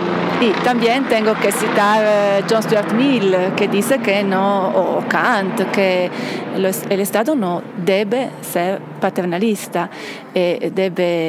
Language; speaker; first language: Spanish; non-native, fluent; Italian